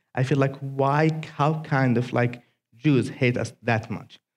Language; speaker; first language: English; non-native, fluent; Arabic